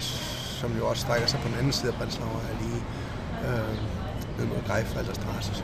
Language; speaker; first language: Danish; native; Danish